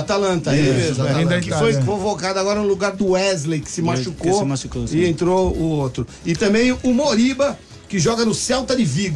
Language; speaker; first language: Portuguese; native; Portuguese